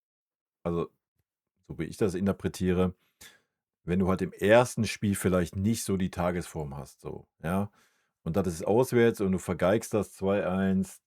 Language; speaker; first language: German; native; German